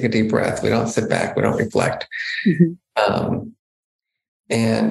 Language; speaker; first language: English; native; English